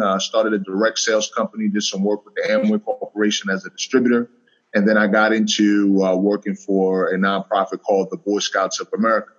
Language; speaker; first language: English; native; English